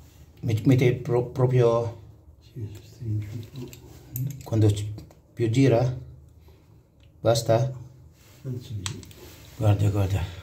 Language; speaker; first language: Italian; non-native, learner; Filipino